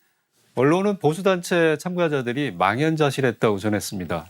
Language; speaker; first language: Korean; native; Korean